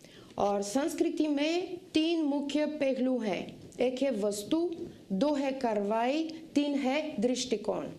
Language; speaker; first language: Hindi; non-native, fluent; Bulgarian